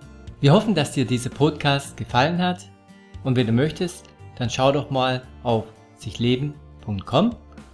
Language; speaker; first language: German; native; German